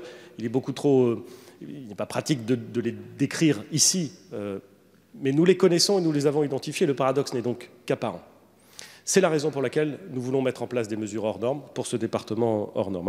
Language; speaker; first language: French; native; French